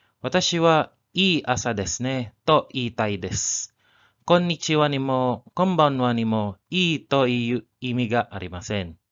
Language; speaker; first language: Japanese; non-native, learner; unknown